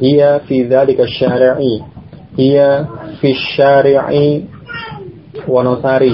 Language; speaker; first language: Arabic; non-native, fluent; Indonesian